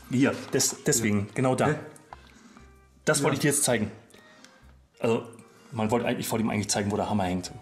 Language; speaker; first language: German; native; German